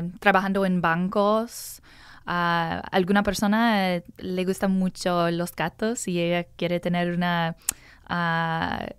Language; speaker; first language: Spanish; non-native, learner; English